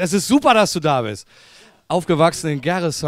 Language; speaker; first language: German; native; German